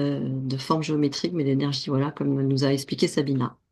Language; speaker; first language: French; native; French